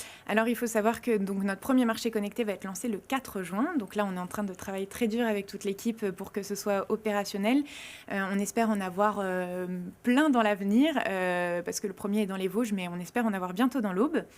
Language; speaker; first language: French; native; French